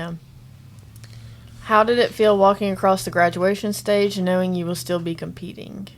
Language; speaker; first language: English; native; English